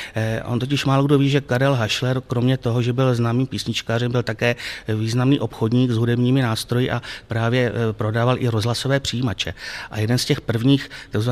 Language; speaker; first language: Czech; native; Czech